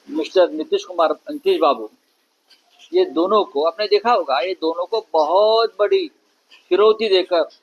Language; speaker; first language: Hindi; non-native, local second language; Marathi